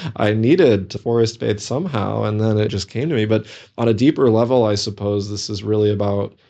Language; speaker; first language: English; native; English